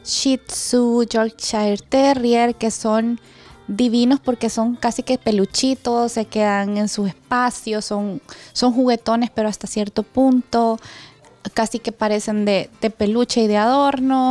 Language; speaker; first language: Spanish; native; Spanish